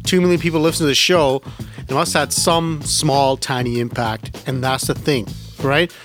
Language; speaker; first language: Punjabi; early bilingual, heritage; Punjabi